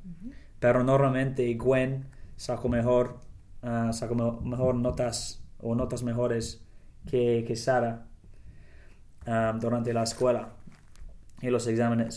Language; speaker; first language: Spanish; non-native, learner; English